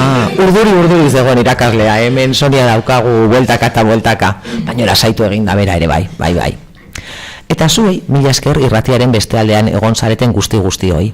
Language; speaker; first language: Basque; native; Basque